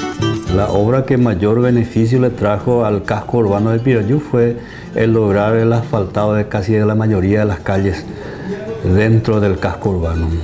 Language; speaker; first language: Spanish; native; Spanish